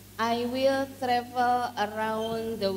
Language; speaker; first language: English; non-native, fluent; Indonesian